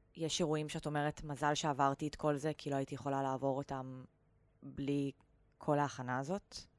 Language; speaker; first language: Hebrew; native; Hebrew